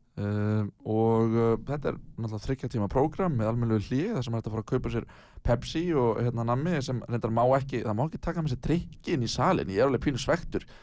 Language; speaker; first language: Icelandic; native; Icelandic